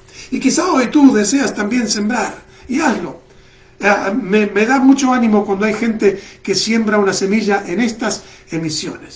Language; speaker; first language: Spanish; native; Spanish